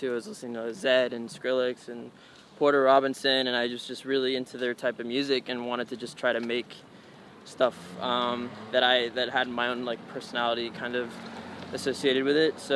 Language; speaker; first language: English; native; English